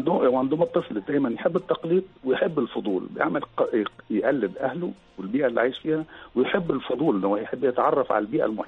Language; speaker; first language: Arabic; native; Arabic